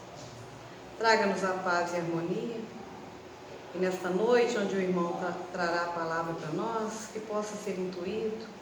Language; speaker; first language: Portuguese; native; Portuguese